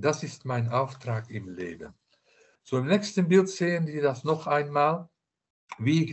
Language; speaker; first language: German; non-native, fluent; Dutch